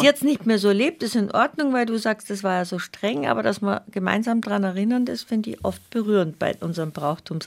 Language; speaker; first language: German; native; German